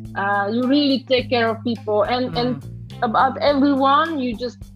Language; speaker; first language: English; non-native, fluent; Romanian